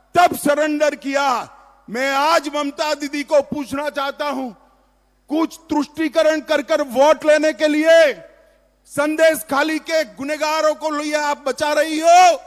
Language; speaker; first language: Hindi; non-native, local second language; Gujarati